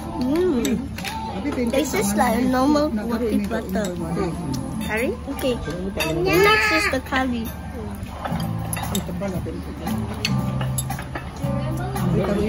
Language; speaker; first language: English; non-native, local second language; Malay